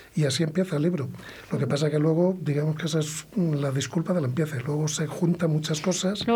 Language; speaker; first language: Spanish; native; Spanish